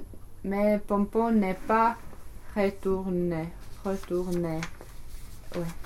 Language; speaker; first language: French; non-native, learner; English